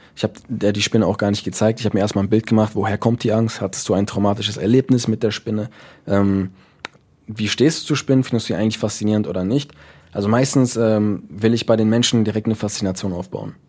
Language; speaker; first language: German; early bilingual, other home language; Dutch